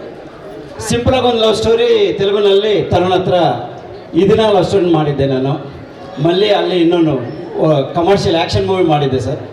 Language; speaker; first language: Kannada; non-native, local second language; Telugu